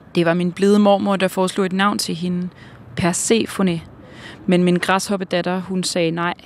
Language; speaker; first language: Danish; native; Danish